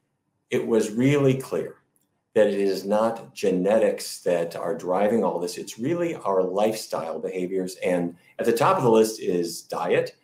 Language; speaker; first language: English; native; English